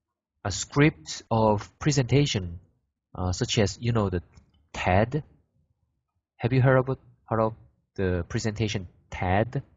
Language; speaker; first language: English; non-native, learner; Korean